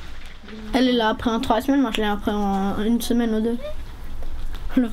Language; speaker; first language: French; early bilingual, other home language; Romanian